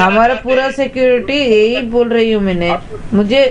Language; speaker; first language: Hindi; non-native, local second language; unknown